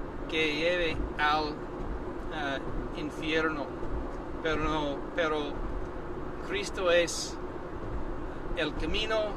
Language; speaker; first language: Spanish; non-native, learner; English